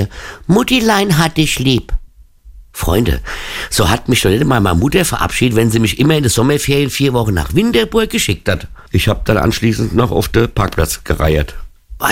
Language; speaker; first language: German; native; German